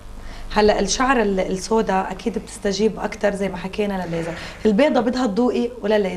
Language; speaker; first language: Arabic; native; Arabic